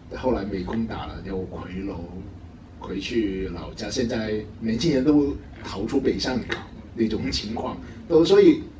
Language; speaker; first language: Chinese; non-native, local second language; Cantonese